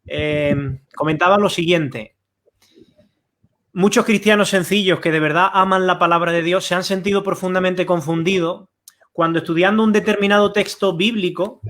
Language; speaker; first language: Spanish; native; Spanish